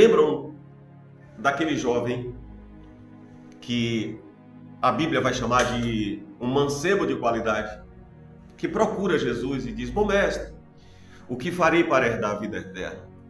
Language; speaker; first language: Portuguese; native; Portuguese